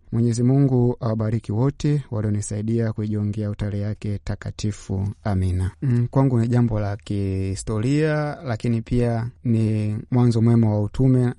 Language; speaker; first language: Swahili; native; Swahili